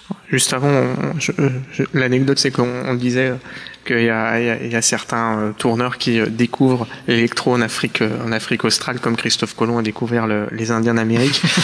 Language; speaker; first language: French; native; French